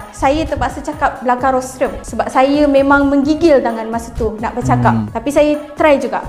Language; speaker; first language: Malay; native; Malay